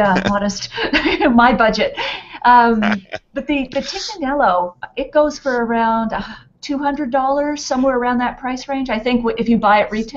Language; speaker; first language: English; native; English